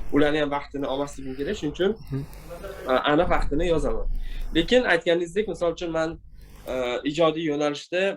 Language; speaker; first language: Uzbek; non-native, local second language; Tajik